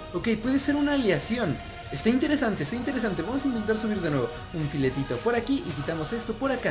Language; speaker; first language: Spanish; native; Spanish